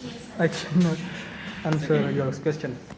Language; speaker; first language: English; non-native, learner; Indonesian